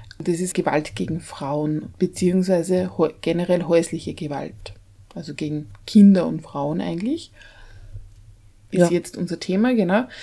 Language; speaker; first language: German; native; German